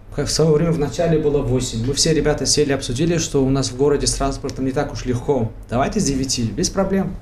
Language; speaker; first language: Russian; non-native, local second language; Tajik